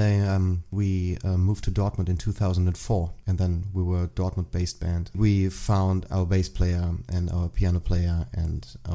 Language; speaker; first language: English; non-native, fluent; German